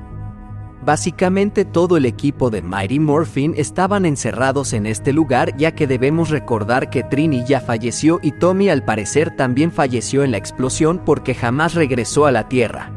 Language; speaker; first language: Spanish; native; Spanish